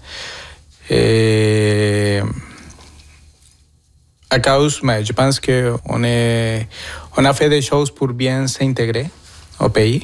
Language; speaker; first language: French; non-native, fluent; Spanish